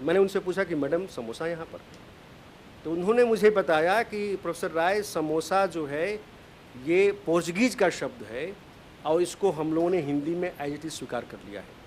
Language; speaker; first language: Hindi; native; Hindi